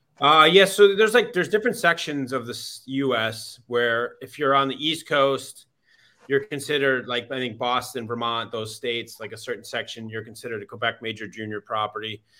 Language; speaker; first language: English; native; English